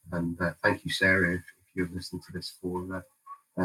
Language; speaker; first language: English; native; English